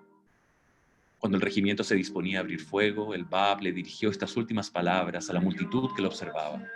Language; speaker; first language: Spanish; native; Spanish